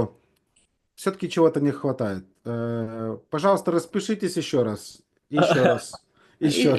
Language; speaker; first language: Russian; native; Russian